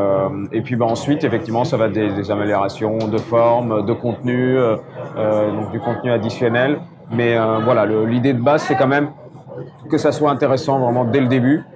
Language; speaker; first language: French; native; French